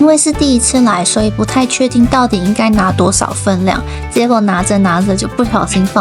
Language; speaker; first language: Chinese; native; Chinese